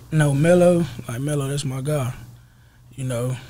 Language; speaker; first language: English; native; English